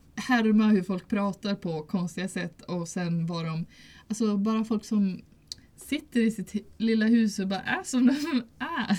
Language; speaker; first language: Swedish; native; Swedish